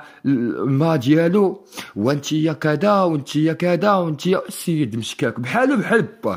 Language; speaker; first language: Arabic; native; Arabic